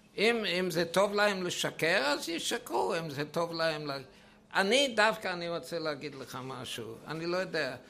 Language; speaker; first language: Hebrew; non-native, fluent; German